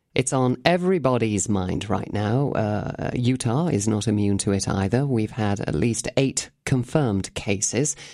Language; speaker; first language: English; native; English